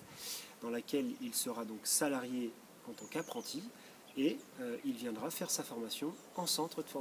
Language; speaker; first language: French; native; French